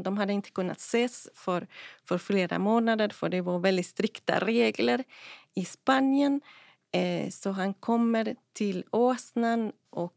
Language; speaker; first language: Swedish; non-native, fluent; Spanish